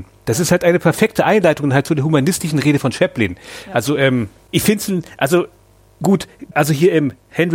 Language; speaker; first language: German; native; German